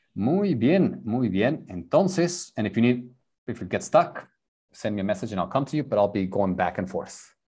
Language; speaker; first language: Spanish; native; Spanish